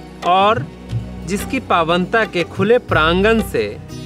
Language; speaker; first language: Hindi; native; Hindi